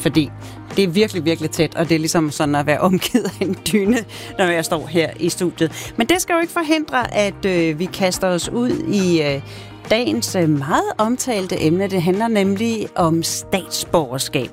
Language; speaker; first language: Danish; native; Danish